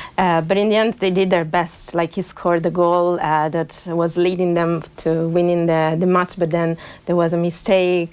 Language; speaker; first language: English; non-native, fluent; Italian